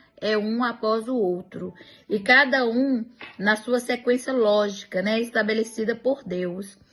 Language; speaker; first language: Portuguese; native; Portuguese